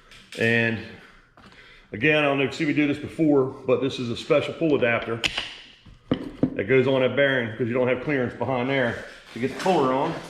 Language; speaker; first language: English; native; English